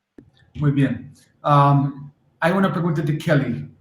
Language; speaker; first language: Spanish; non-native, learner; English